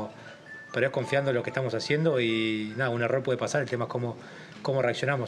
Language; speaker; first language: Spanish; native; Spanish